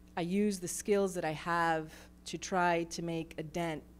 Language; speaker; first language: English; native; English